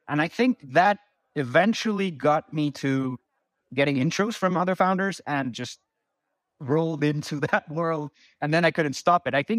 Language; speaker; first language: English; non-native, fluent; Spanish